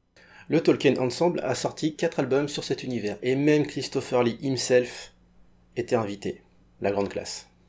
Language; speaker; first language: French; native; French